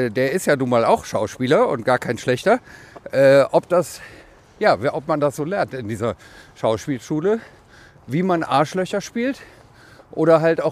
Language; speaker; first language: German; native; German